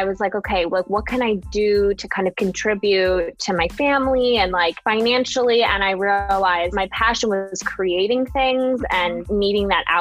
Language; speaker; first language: English; native; English